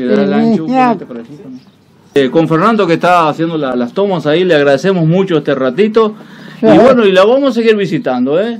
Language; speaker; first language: Spanish; native; Spanish